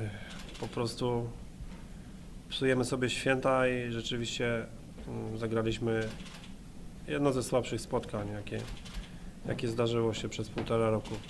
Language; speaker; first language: Polish; native; Polish